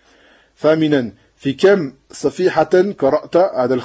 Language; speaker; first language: Arabic; non-native, fluent; French